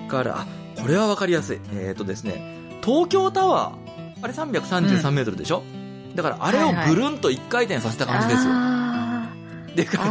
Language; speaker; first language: Japanese; native; Japanese